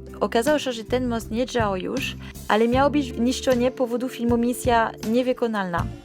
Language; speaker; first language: Polish; non-native, learner; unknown